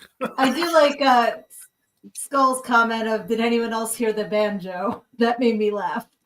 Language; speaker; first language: English; native; English